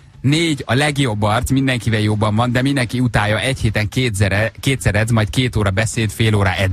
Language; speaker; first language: Hungarian; native; Hungarian